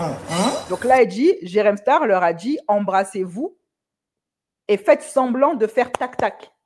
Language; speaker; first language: French; native; French